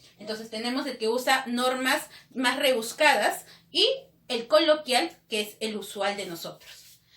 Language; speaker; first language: Spanish; native; Spanish